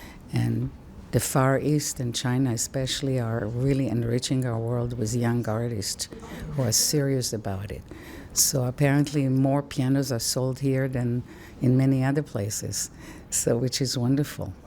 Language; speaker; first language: English; non-native, fluent; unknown